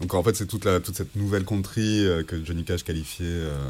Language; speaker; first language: French; native; French